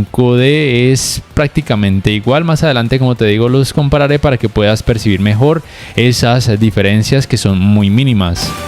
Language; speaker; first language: Spanish; native; Spanish